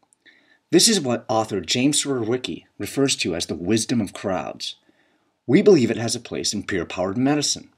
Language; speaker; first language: English; native; English